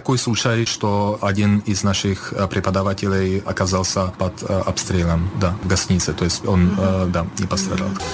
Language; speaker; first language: Russian; non-native, fluent; Czech